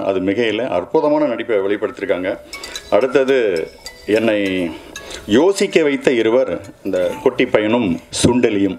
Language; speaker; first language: Tamil; native; Tamil